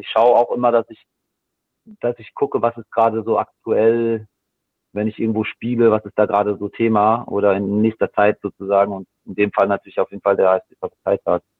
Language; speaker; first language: German; native; German